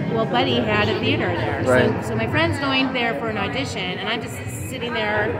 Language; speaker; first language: English; native; English